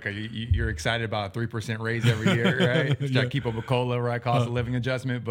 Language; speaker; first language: English; native; English